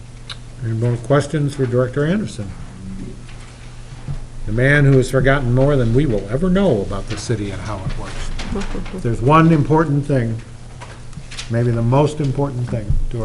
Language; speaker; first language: English; native; English